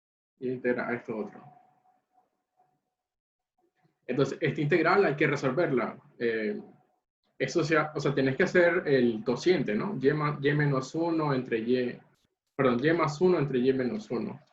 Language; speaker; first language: Spanish; native; Spanish